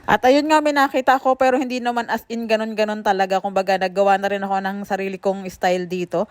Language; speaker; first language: Filipino; native; Filipino